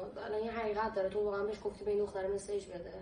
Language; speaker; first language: Persian; native; Persian